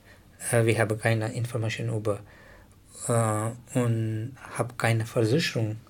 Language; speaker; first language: German; non-native, learner; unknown